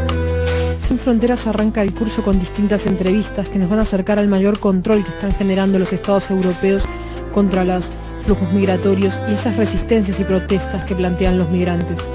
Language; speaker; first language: Spanish; native; Spanish